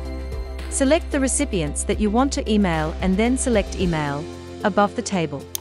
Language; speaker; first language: English; native; English